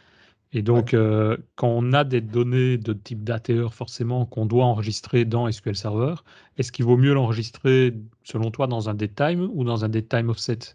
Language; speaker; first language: French; native; French